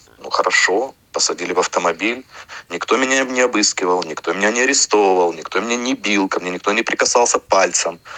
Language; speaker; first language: Russian; native; Russian